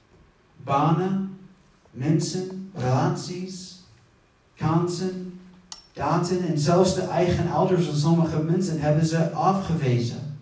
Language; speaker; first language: Dutch; non-native, fluent; English